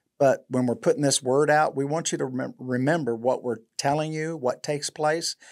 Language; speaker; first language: English; native; English